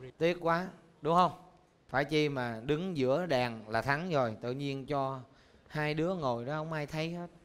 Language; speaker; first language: Vietnamese; native; Vietnamese